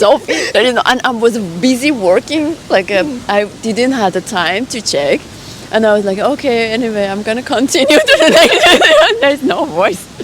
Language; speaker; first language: English; non-native, fluent; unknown